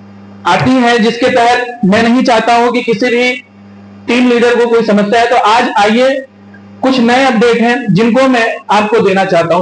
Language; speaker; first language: Hindi; native; Hindi